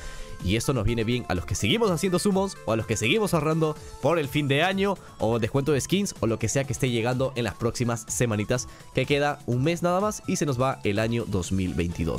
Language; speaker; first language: Spanish; native; Spanish